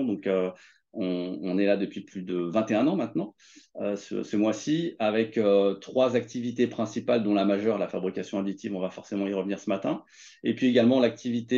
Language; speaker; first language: French; native; French